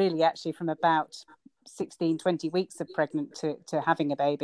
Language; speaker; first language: English; native; English